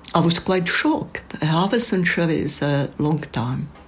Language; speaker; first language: English; non-native, fluent; Czech